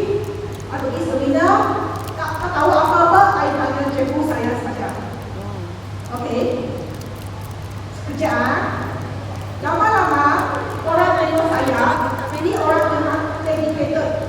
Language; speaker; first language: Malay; non-native, local second language; Chinese